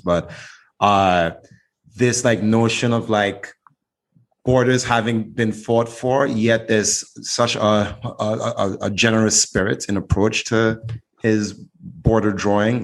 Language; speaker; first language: English; native; English